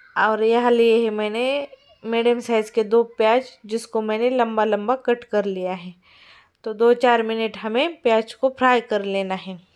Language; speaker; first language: Hindi; non-native, local second language; Marathi